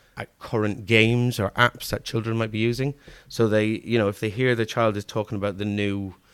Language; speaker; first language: English; native; English